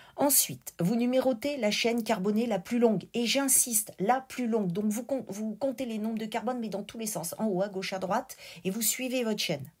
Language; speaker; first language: French; native; French